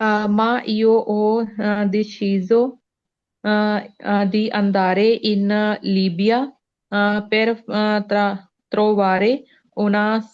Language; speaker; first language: Italian; non-native, learner; Punjabi